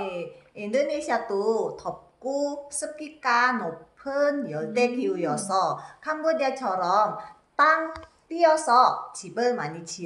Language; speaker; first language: Korean; non-native, learner; Indonesian